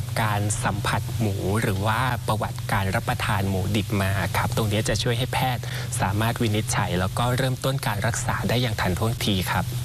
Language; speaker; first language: Thai; native; Thai